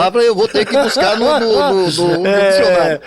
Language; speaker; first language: Portuguese; native; Portuguese